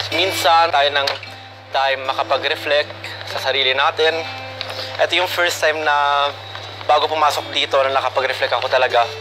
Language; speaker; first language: Filipino; native; Filipino